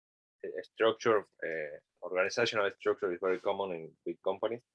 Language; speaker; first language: English; non-native, learner; Spanish